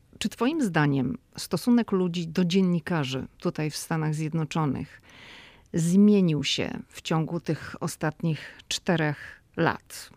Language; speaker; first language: Polish; native; Polish